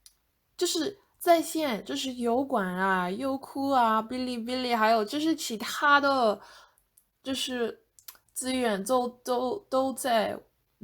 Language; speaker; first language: Chinese; non-native, fluent; English